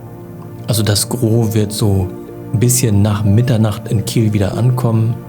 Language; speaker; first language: German; native; German